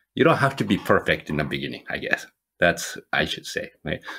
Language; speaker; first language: English; non-native, fluent; Japanese